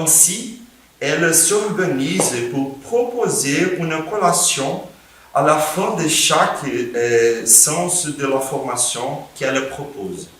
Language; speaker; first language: French; non-native, fluent; Portuguese